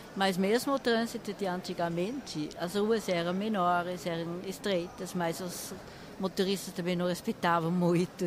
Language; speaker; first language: Portuguese; non-native, fluent; Swiss German